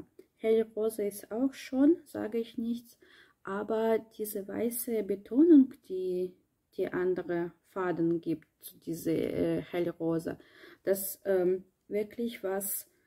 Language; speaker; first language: German; non-native, learner; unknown